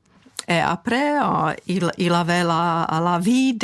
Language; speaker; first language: French; non-native, fluent; Czech